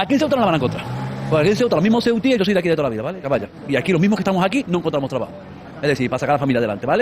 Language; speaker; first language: Spanish; native; Spanish